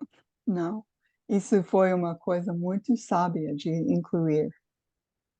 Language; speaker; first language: Portuguese; non-native, fluent; English